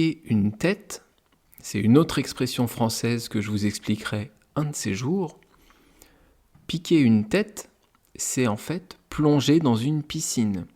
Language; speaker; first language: French; native; French